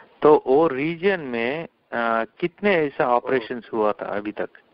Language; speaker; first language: Hindi; non-native, local second language; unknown